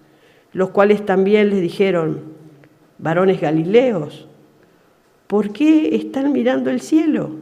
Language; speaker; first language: Spanish; native; Spanish